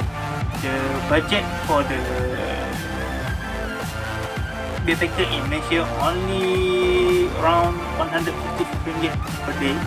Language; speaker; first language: English; non-native, learner; Malay